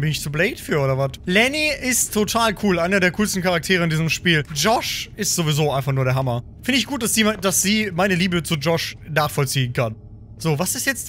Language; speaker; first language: German; native; German